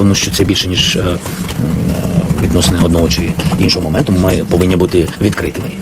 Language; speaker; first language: Ukrainian; non-native, local second language; Russian